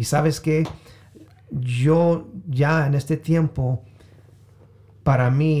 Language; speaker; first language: Spanish; early bilingual, heritage; Spanish